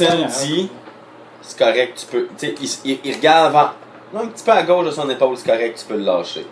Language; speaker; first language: French; native; French